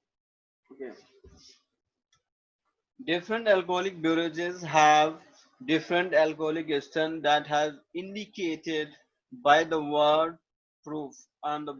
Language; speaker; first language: English; non-native, local second language; Hindi